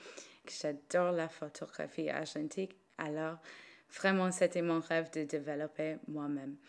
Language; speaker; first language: French; non-native, learner; English